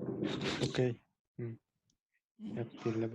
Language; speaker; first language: English; non-native, learner; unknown